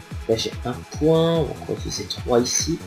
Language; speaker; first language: French; native; French